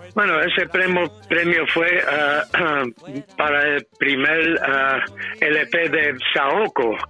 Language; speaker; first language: Spanish; non-native, fluent; English